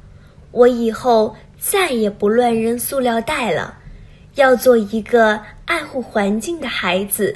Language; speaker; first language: Chinese; non-native, learner; Vietnamese